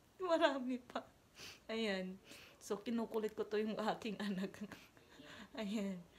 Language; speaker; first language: Filipino; non-native, local second language; Iloko